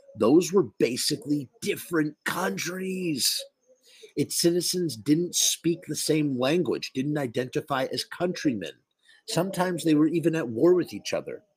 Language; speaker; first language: English; native; English